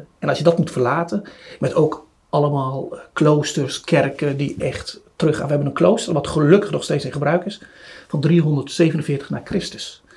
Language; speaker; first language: Dutch; early bilingual, other home language; Turoyo